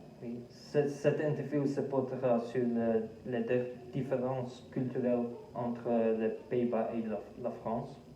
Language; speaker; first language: French; non-native, fluent; Dutch